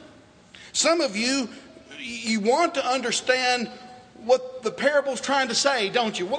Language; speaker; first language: English; native; English